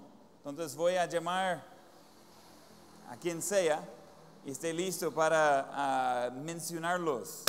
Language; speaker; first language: Spanish; non-native, fluent; English